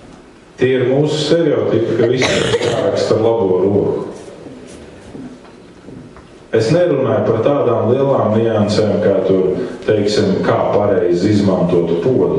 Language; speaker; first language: Latvian; native; Latvian